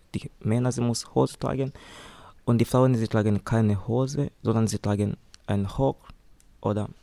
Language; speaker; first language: German; non-native, learner; Swahili